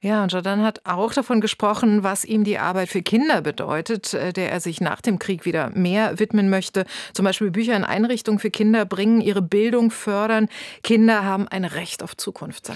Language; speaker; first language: German; native; German